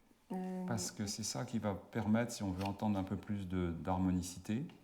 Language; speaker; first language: French; native; French